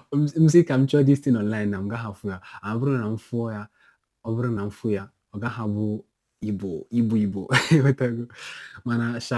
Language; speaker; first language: Igbo; non-native, local second language; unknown